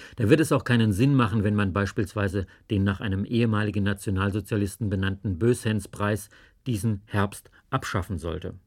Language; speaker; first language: German; native; German